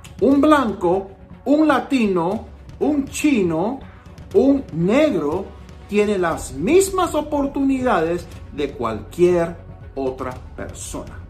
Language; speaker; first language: Spanish; early bilingual, heritage; Spanish